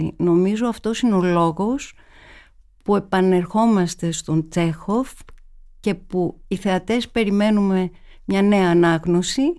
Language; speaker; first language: Greek; native; Greek